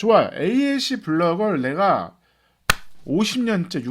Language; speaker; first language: Korean; native; Korean